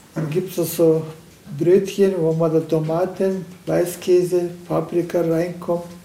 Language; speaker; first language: German; non-native, learner; Turkish